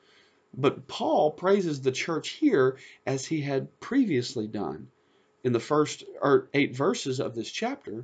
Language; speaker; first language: English; native; English